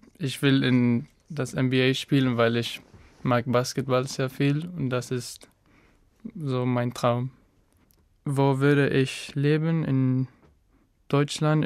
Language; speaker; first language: German; non-native, learner; Spanish